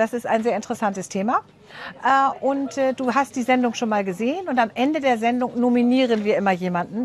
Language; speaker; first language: German; native; German